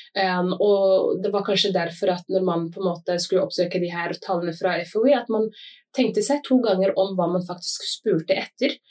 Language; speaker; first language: Norwegian; early bilingual, other home language; Somali